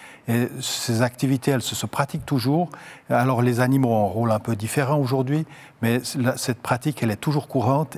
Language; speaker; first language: French; native; French